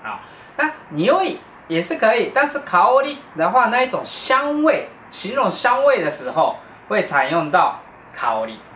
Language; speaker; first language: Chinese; non-native, fluent; Japanese